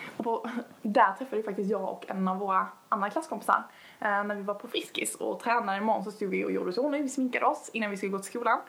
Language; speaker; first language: Swedish; native; Swedish